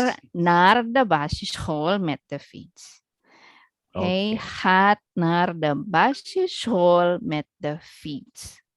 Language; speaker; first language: Dutch; non-native, learner; Indonesian